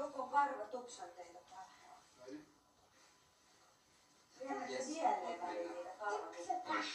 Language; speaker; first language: Finnish; native; Finnish